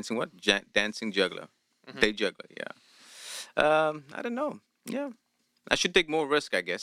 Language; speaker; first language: English; non-native, local second language; Afrikaans